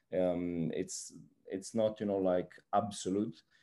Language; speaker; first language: English; non-native, fluent; Italian